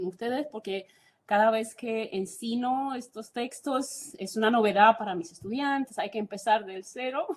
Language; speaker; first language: Spanish; non-native, fluent; Romanian